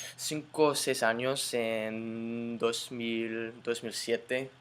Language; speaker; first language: Spanish; non-native, fluent; English